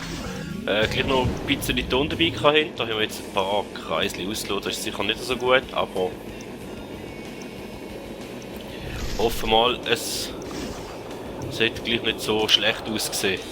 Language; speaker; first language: German; native; German